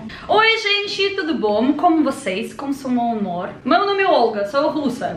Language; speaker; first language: Portuguese; non-native, learner; Russian